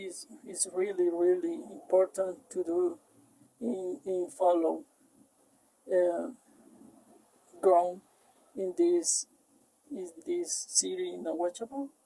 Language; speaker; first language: English; non-native, learner; Spanish